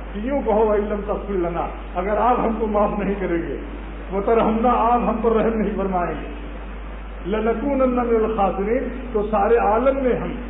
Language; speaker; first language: Urdu; native; Urdu